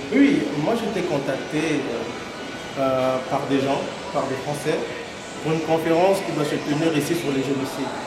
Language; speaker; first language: French; non-native, local second language; Lingala